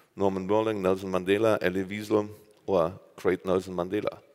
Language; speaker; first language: English; non-native, fluent; German